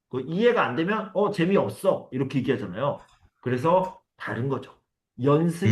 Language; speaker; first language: Korean; native; Korean